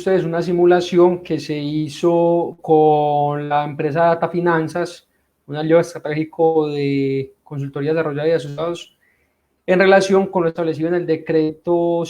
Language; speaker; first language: Spanish; native; Spanish